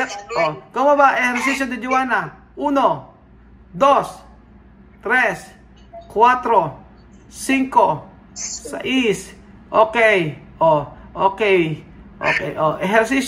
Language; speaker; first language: Spanish; non-native, learner; Filipino